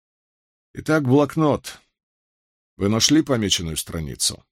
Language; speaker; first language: Russian; native; Russian